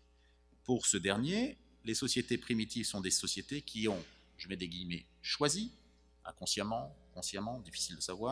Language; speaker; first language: French; native; French